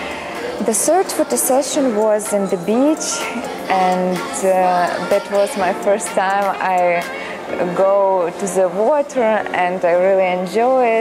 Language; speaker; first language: English; non-native, learner; Ukrainian